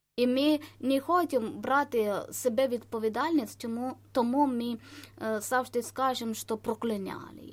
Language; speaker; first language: Ukrainian; non-native, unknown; Malayalam